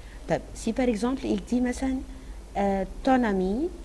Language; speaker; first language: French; non-native, fluent; Arabic